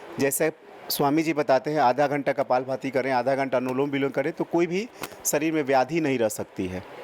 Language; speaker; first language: Hindi; native; Hindi